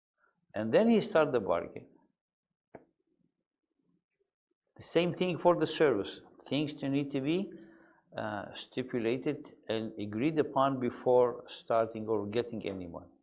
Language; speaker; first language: English; non-native, fluent; Arabic